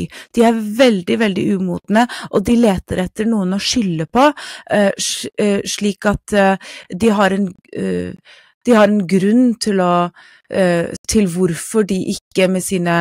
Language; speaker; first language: Norwegian; non-native, fluent; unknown